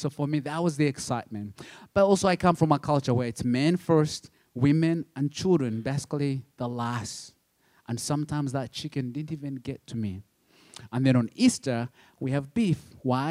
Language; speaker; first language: English; non-native, local second language; Kinyarwanda